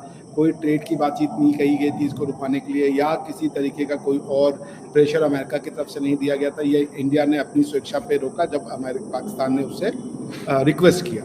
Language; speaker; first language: Hindi; native; Hindi